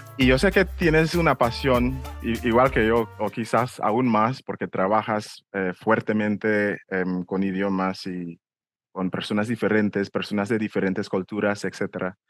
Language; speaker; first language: Spanish; non-native, fluent; English